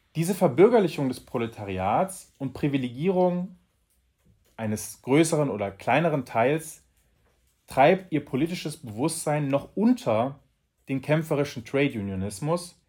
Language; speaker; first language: German; native; German